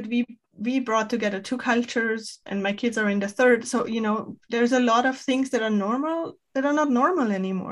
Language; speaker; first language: English; non-native, fluent; German